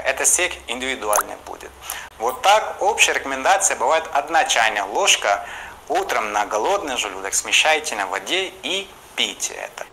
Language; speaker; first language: Russian; non-native, local second language; Kyrgyz